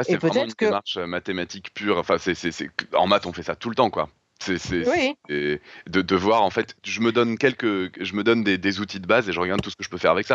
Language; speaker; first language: French; native; French